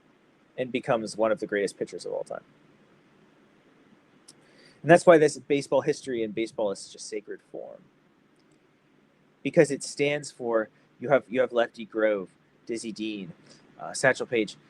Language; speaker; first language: English; native; English